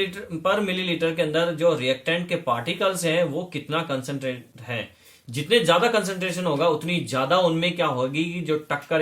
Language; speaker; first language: Hindi; native; Hindi